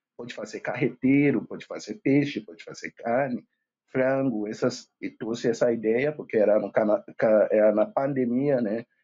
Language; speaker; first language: Portuguese; non-native, fluent; Yoruba